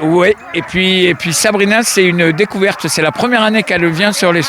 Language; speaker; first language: French; native; French